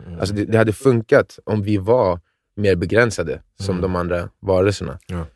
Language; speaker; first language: Swedish; native; Swedish